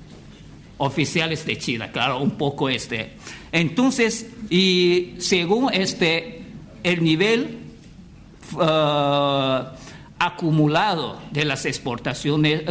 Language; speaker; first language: Spanish; non-native, fluent; Chinese